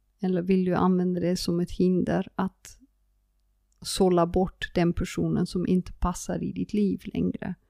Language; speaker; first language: Swedish; non-native, fluent; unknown